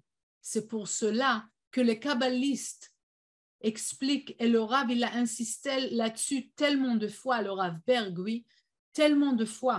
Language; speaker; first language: French; non-native, fluent; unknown